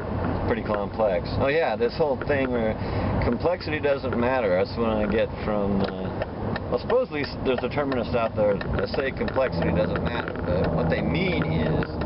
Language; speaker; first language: English; native; English